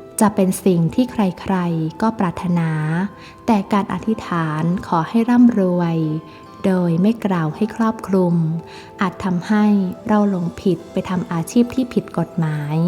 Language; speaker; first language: Thai; native; Thai